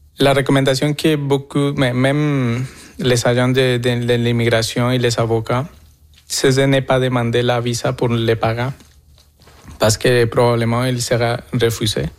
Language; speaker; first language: French; non-native, fluent; Spanish